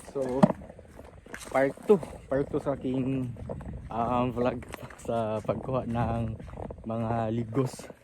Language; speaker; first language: Filipino; non-native, local second language; Cebuano